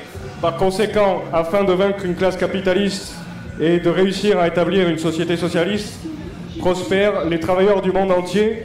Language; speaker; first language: French; native; French